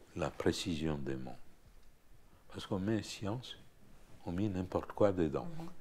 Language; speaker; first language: French; non-native, fluent; Romanian